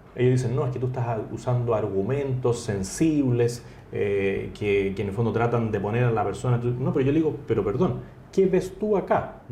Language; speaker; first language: Spanish; native; Spanish